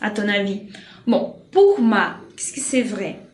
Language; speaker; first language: French; non-native, fluent; Portuguese